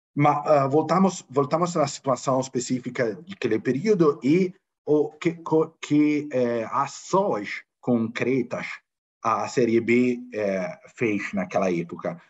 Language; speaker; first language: Portuguese; non-native, fluent; Italian